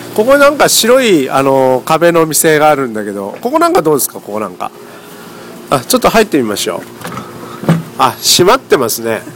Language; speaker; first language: Japanese; native; Japanese